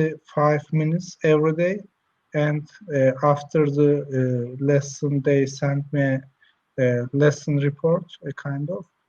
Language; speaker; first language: English; non-native, learner; Turkish